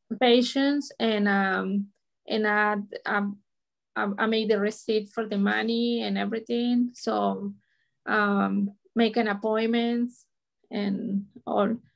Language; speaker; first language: English; non-native, learner; Spanish